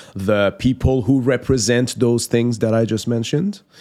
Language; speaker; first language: English; non-native, fluent; Persian